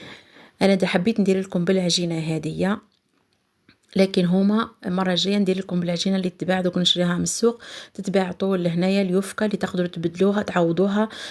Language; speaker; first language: Arabic; native; Arabic